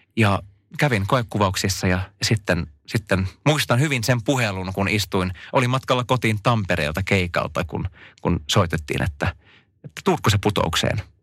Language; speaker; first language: Finnish; non-native, local second language; Swedish